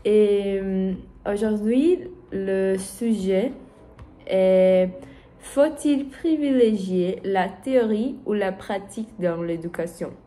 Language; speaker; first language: French; non-native, learner; Portuguese